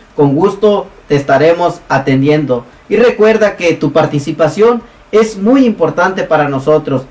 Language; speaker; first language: Spanish; native; Spanish